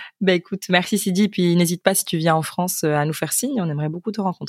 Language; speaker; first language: French; native; French